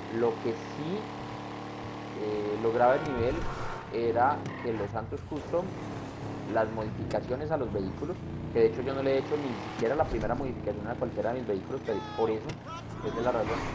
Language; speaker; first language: Spanish; native; Spanish